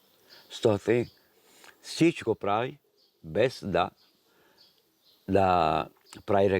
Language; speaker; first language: Bulgarian; non-native, learner; Italian